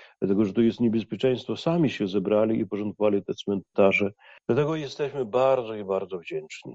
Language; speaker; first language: Polish; non-native, fluent; Ukrainian